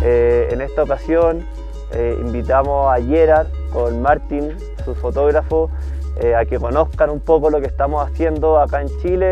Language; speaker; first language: Spanish; native; Spanish